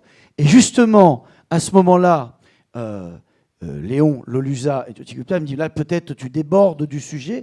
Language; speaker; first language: French; native; French